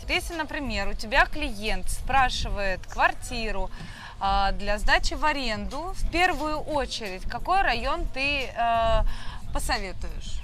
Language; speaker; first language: Russian; native; Russian